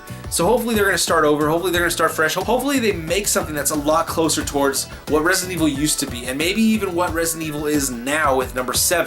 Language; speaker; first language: English; native; English